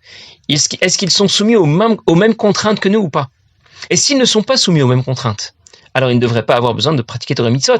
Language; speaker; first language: French; native; French